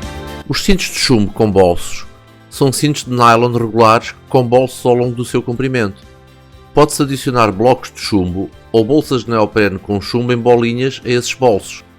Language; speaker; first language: Portuguese; native; Portuguese